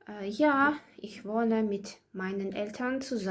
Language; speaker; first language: German; non-native, learner; Azerbaijani